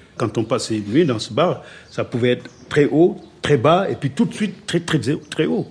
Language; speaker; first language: French; non-native, local second language; Wolof